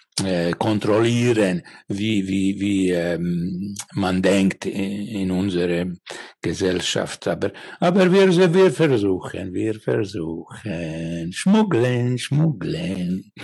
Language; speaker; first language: German; non-native, learner; Finnish